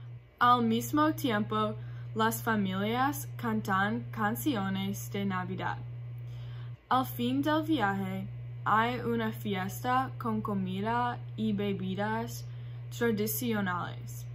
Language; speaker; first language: Spanish; non-native, learner; English